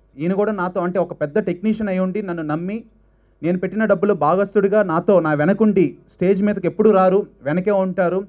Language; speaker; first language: Telugu; native; Telugu